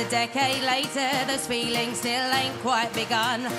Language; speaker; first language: English; native; English